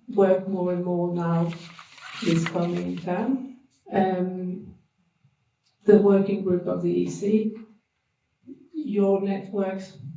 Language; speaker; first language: English; non-native, learner; Serbian